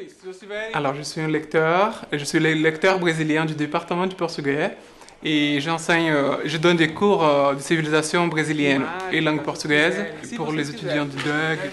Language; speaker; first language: French; non-native, fluent; Portuguese